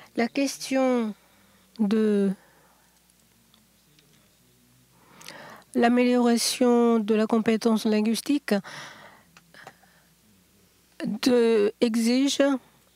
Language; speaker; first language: French; non-native, learner; Japanese